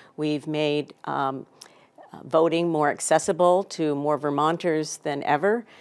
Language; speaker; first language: English; native; English